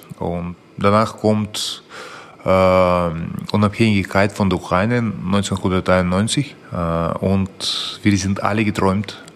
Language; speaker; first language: German; non-native, fluent; Russian